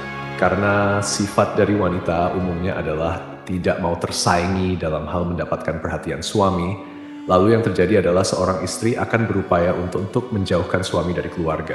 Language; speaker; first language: Indonesian; native; Indonesian